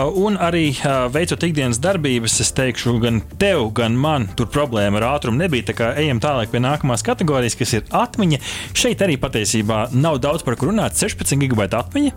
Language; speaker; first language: Latvian; native; Latvian